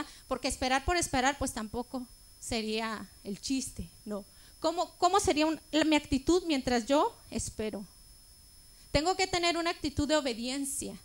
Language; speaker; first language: Spanish; native; Spanish